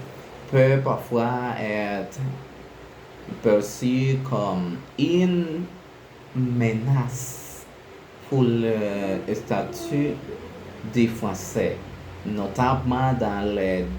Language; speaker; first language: French; non-native, learner; Spanish